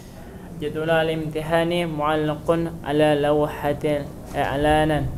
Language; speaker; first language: Arabic; non-native, learner; Indonesian